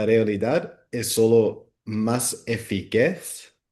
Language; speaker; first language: Spanish; non-native, fluent; Dutch